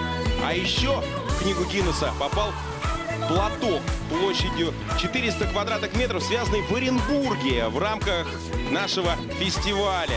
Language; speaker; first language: Russian; native; Russian